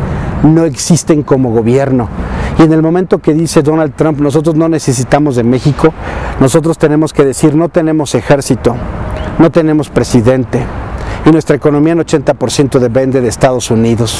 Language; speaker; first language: Spanish; native; Spanish